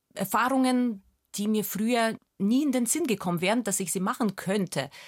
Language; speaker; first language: German; non-native, fluent; Russian